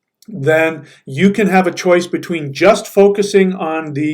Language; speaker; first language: English; native; English